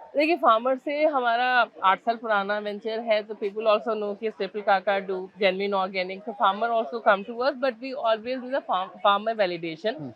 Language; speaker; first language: Hindi; native; Hindi